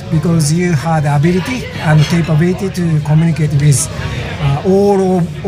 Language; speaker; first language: English; non-native, learner; Japanese